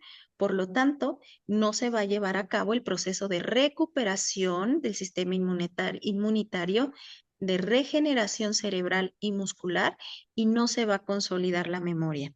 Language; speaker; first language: Spanish; native; Spanish